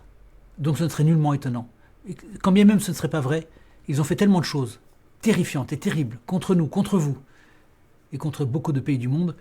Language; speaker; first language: French; native; French